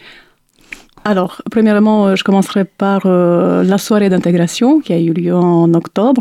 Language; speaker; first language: French; non-native, fluent; Romanian